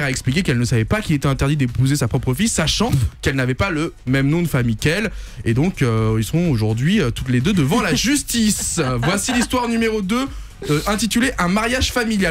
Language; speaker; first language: French; native; French